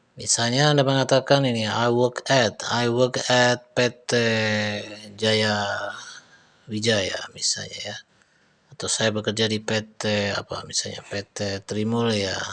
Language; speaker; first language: Indonesian; native; Indonesian